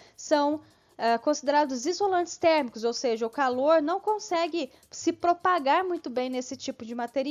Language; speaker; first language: Portuguese; native; Portuguese